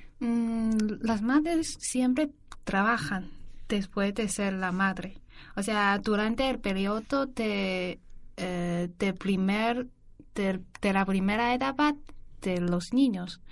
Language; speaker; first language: Spanish; non-native, learner; Chinese